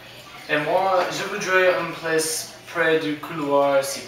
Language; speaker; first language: French; non-native, learner; English